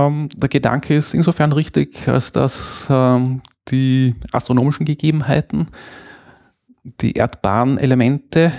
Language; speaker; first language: German; native; German